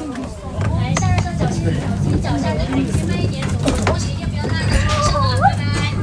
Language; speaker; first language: Chinese; native; Chinese